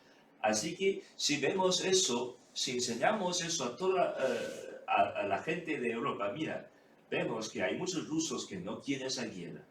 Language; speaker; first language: Spanish; non-native, fluent; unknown